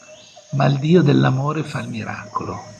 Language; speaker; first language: Italian; native; Italian